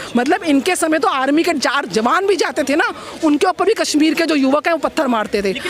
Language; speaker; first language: Hindi; native; Hindi